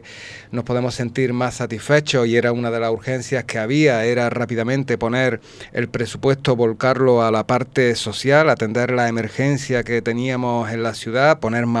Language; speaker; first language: Spanish; native; Spanish